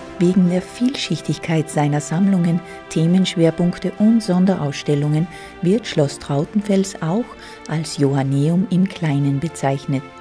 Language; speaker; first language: German; native; German